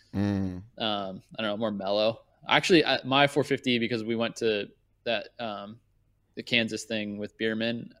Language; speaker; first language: English; native; English